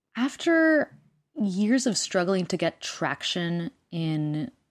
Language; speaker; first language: English; non-native, fluent; Spanish